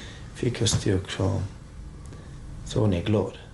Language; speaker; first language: Swedish; early bilingual, other home language; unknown